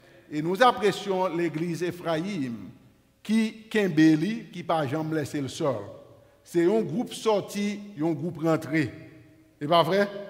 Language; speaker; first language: French; native; French